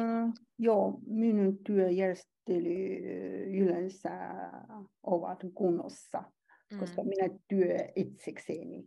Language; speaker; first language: Finnish; non-native, learner; Chinese